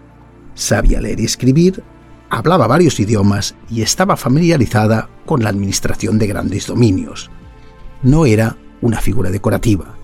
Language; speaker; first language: Spanish; native; Spanish